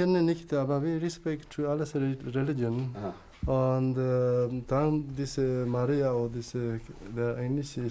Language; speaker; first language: German; non-native, learner; Mongolian